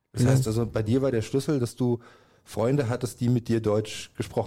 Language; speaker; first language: German; native; German